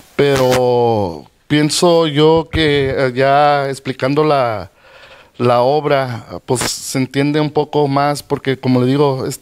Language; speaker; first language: Spanish; early bilingual, heritage; Spanish